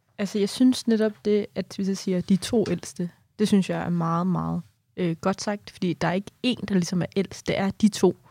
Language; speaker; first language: Danish; early bilingual, other home language; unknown